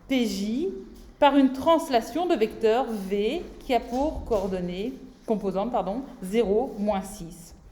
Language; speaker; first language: French; native; French